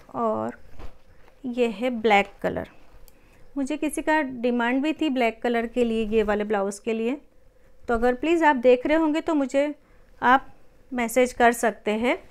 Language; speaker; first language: Hindi; non-native, local second language; Marathi